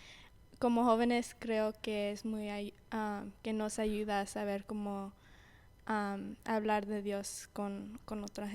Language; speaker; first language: Spanish; early bilingual, heritage; Spanish